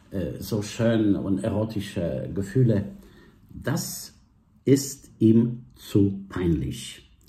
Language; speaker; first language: German; non-native, fluent; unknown